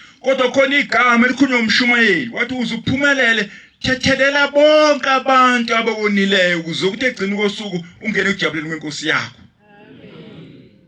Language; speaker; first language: Zulu; native; Zulu